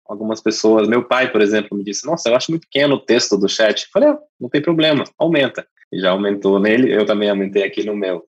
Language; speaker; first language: Portuguese; non-native, fluent; English